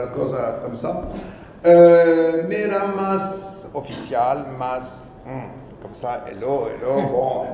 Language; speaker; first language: Spanish; non-native, learner; French